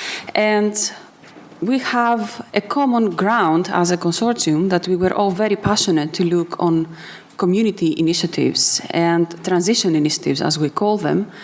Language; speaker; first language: English; non-native, fluent; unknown